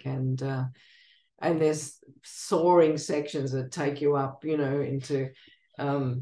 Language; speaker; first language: English; native; English